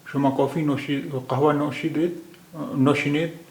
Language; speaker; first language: Persian; non-native, fluent; Urdu